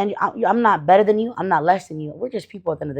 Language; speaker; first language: English; native; English